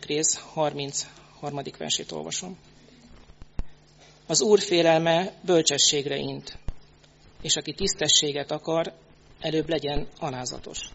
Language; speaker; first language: Hungarian; native; Hungarian